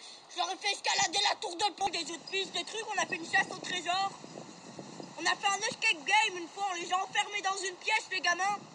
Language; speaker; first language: French; native; French